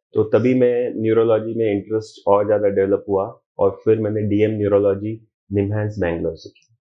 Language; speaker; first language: Hindi; non-native, local second language; Marathi